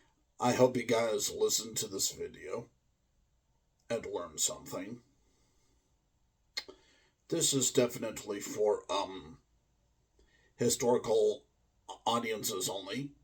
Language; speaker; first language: English; native; English